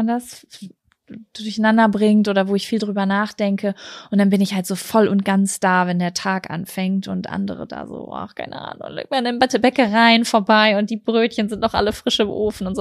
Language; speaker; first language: German; native; German